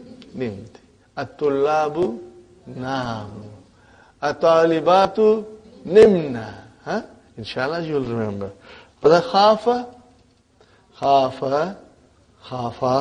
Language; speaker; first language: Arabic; non-native, fluent; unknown